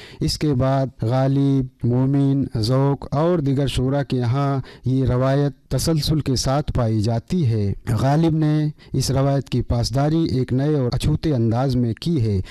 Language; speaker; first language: Urdu; native; Urdu